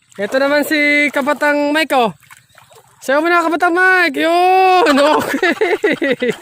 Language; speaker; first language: Filipino; native; Filipino